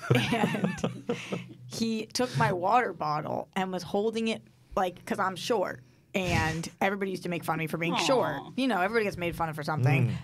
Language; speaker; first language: English; native; English